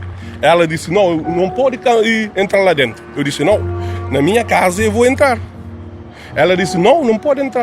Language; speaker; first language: Portuguese; non-native, local second language; Kabuverdianu